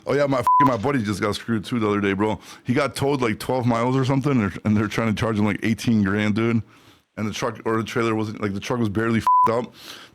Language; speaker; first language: English; native; English